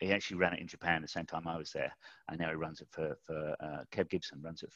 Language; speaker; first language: English; native; English